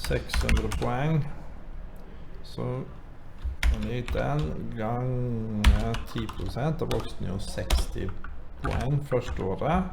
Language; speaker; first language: Norwegian; native; Norwegian